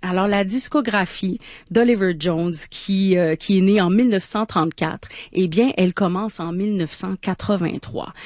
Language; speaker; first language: French; native; French